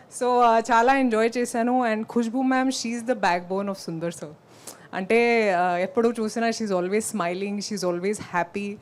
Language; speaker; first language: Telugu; non-native, fluent; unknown